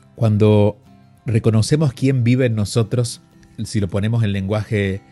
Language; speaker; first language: Spanish; native; Spanish